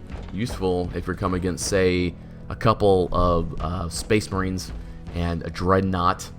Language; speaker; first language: English; native; English